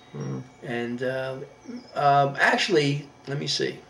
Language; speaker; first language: English; native; English